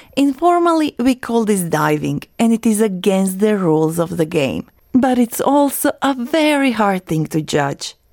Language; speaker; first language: English; non-native, fluent; Croatian